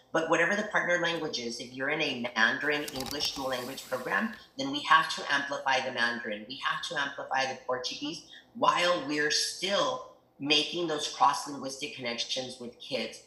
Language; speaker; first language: English; early bilingual, other home language; Spanish